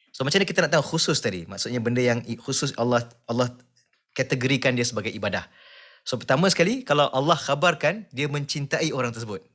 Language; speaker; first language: Malay; native; Malay